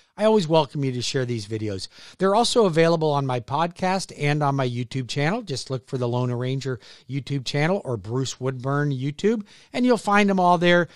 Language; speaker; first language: English; native; English